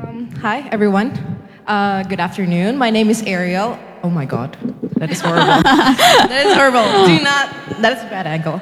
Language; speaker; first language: English; non-native, fluent; Indonesian